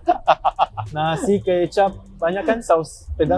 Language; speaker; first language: Indonesian; non-native, fluent; French